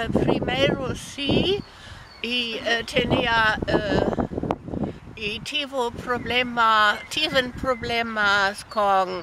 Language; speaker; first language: Galician; non-native, learner; German